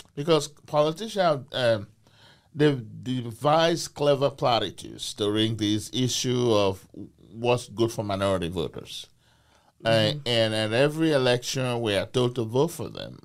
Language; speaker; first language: English; non-native, local second language; Bini